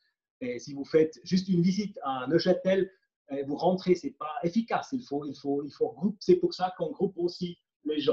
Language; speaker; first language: French; non-native, local second language; German